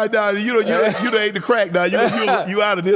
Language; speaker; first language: English; native; English